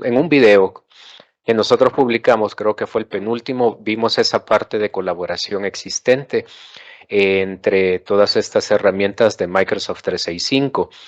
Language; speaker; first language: Spanish; native; Spanish